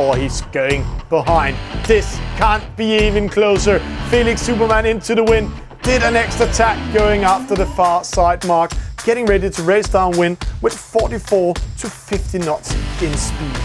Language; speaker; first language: English; non-native, fluent; Danish